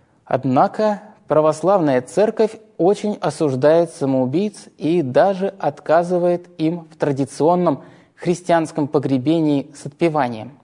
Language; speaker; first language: Russian; native; Russian